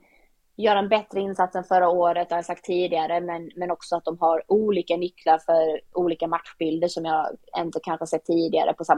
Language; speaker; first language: Swedish; native; Swedish